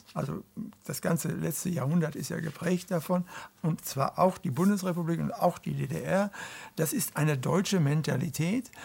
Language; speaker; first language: German; native; German